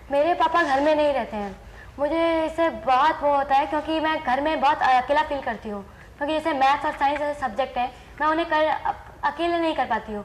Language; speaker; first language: Hindi; native; Hindi